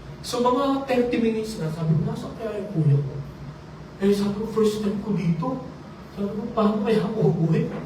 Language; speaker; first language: Filipino; non-native, local second language; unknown